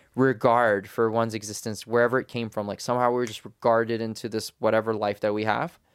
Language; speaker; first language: English; native; English